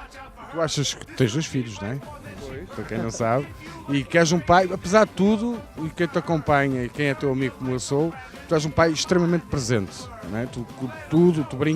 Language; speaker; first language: Portuguese; native; Portuguese